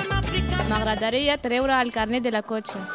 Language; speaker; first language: Catalan; non-native, learner; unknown